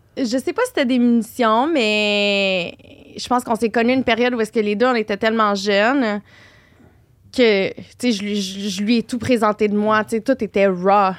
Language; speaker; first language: French; native; French